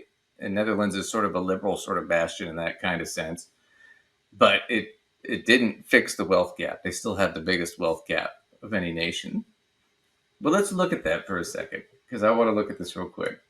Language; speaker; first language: English; native; English